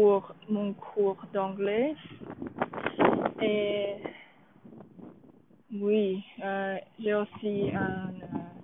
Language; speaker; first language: French; non-native, learner; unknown